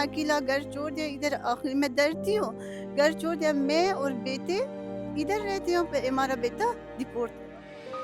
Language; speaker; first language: Hindi; non-native, learner; Persian